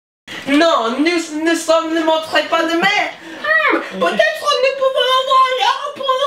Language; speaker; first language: French; non-native, learner; English